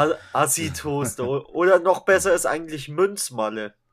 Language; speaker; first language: German; native; German